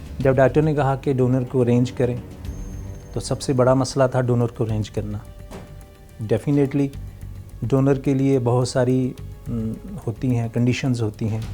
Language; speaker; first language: Urdu; non-native, local second language; Punjabi